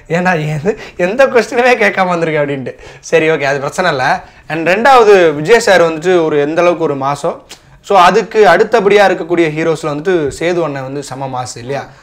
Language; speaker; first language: Tamil; native; Tamil